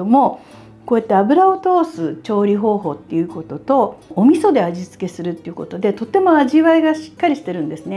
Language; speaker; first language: Japanese; native; Japanese